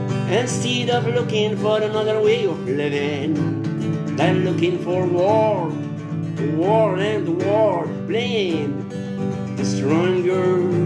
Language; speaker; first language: English; non-native, learner; Arabic